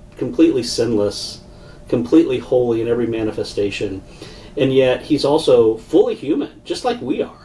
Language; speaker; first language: English; native; English